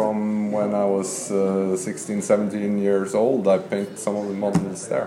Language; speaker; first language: English; non-native, fluent; Norwegian